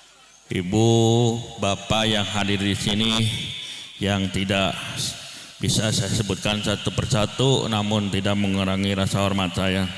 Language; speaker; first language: Indonesian; native; Indonesian